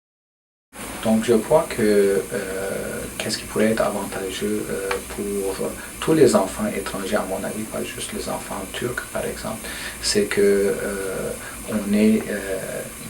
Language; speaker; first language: French; early bilingual, other home language; Turkish